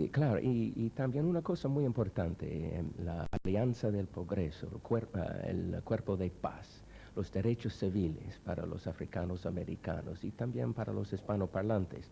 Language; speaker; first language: Spanish; non-native, fluent; English